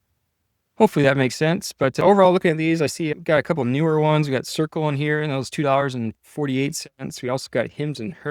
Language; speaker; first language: English; native; English